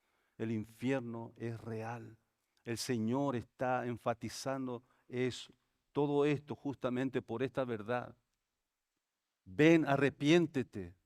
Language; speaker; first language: Spanish; native; Spanish